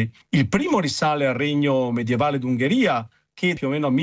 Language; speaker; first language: Italian; native; Italian